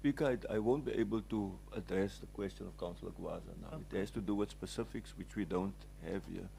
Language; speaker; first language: English; non-native, local second language; Afrikaans